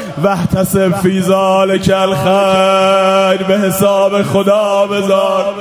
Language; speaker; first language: Persian; native; Persian